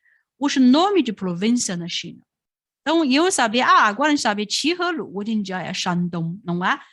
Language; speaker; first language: Portuguese; non-native, fluent; Chinese